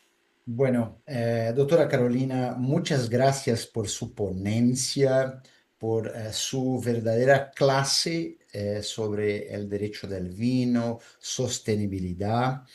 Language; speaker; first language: Spanish; non-native, fluent; Portuguese